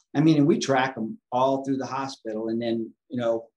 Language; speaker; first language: English; native; English